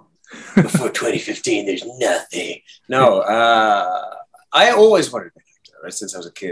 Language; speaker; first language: English; native; English